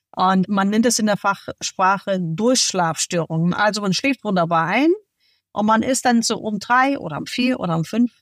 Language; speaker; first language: German; non-native, fluent; English